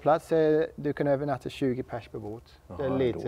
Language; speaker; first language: Swedish; non-native, learner; English